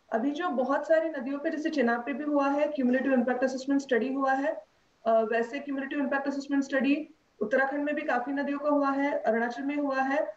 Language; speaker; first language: Hindi; non-native, local second language; Marathi